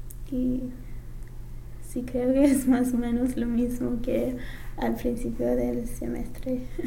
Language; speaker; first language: Spanish; non-native, fluent; English